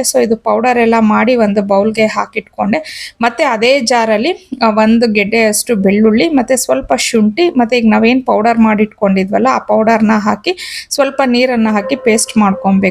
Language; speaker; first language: Kannada; native; Kannada